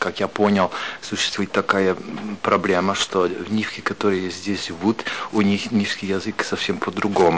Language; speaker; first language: Russian; non-native, fluent; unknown